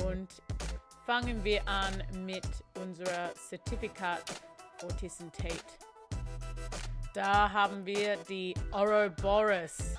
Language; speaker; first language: German; non-native, fluent; English